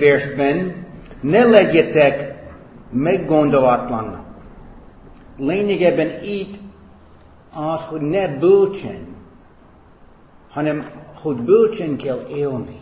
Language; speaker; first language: Hungarian; non-native, fluent; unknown